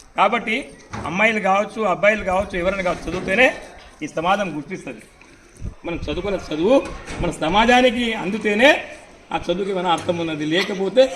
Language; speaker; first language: Telugu; non-native, local second language; Lambadi